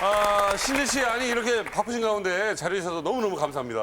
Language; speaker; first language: Korean; native; Korean